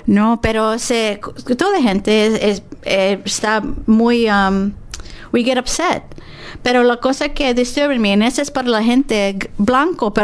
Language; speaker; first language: Spanish; non-native, learner; English